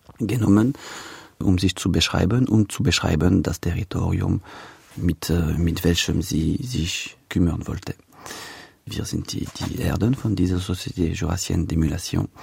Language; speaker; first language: German; non-native, local second language; French